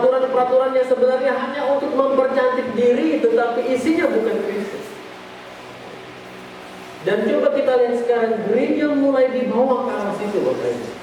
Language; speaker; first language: Indonesian; native; Indonesian